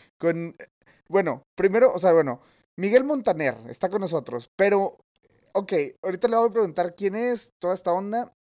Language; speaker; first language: Spanish; native; Spanish